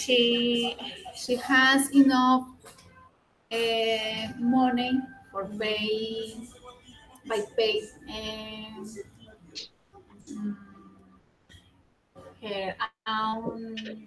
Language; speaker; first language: English; non-native, learner; Spanish